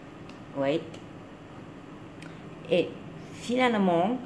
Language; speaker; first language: French; non-native, learner; Vietnamese